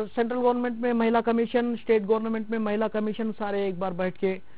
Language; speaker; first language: Hindi; non-native, local second language; Telugu